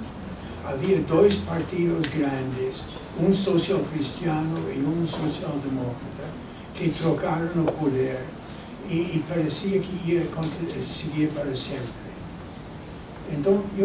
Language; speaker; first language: Portuguese; non-native, fluent; Spanish